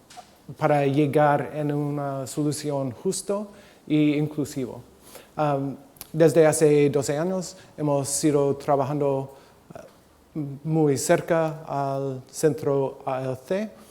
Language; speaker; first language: Spanish; non-native, fluent; English